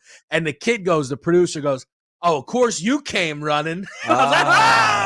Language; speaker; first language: English; native; English